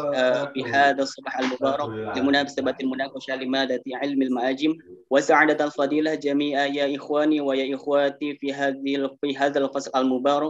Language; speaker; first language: Arabic; non-native, learner; Indonesian